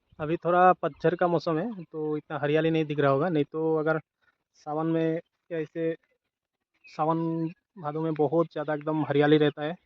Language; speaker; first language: Hindi; non-native, local second language; Assamese